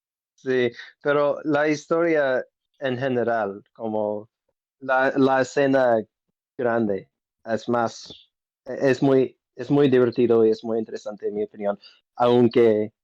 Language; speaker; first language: Spanish; non-native, learner; English